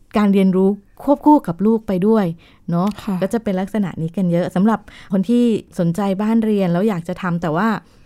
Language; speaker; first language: Thai; native; Thai